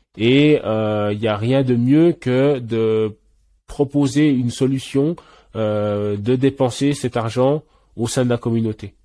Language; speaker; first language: French; early bilingual, other home language; Haitian Creole